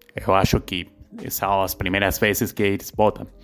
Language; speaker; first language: Portuguese; non-native, learner; Spanish